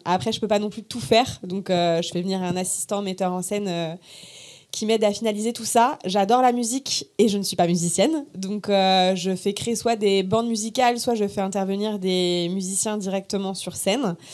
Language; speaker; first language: French; native; French